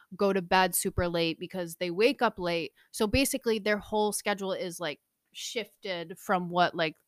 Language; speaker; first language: English; native; English